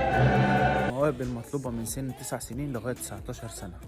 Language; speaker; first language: Arabic; native; Arabic